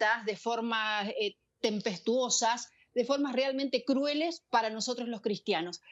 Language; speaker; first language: Spanish; native; Spanish